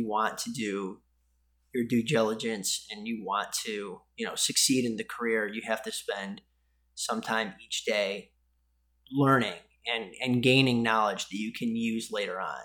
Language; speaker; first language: English; native; English